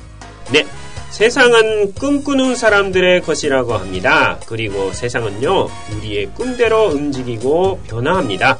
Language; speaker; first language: Korean; non-native, fluent; Japanese